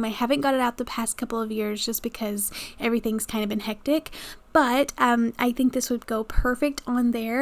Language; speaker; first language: English; native; English